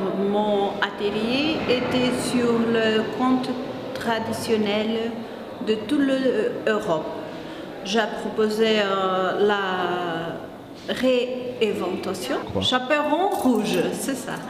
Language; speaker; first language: French; non-native, learner; Portuguese